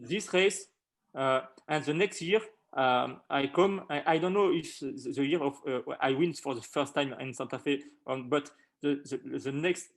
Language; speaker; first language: English; non-native, learner; French